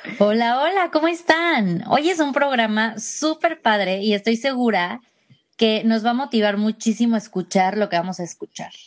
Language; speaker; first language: Spanish; native; Spanish